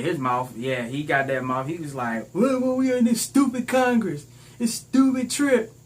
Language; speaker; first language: English; native; English